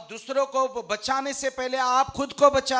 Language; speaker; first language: Hindi; native; Hindi